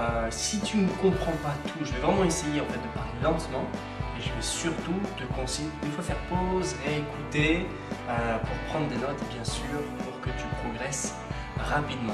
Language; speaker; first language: French; non-native, fluent; English